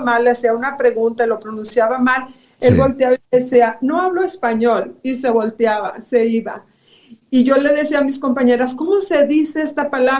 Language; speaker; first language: Spanish; native; Spanish